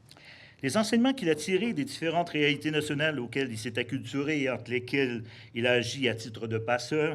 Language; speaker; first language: French; native; French